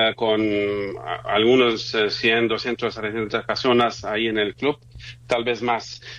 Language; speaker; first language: Spanish; non-native, fluent; German